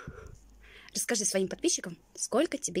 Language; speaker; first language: Russian; native; Russian